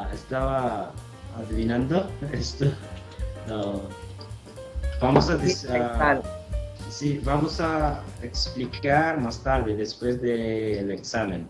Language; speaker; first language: Spanish; non-native, learner; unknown